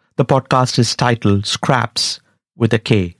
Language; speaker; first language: English; non-native, local second language; Tamil